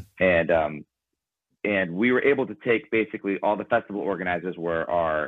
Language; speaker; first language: English; early bilingual, other home language; Ukrainian